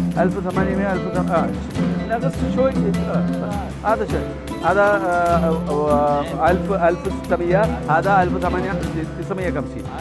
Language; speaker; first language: Arabic; non-native, learner; Malayalam